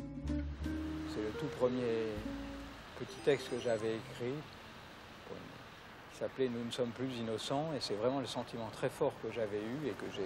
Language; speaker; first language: French; native; French